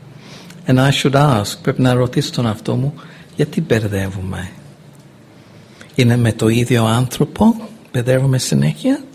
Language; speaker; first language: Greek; non-native, fluent; English